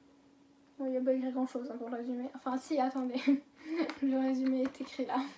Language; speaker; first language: French; native; French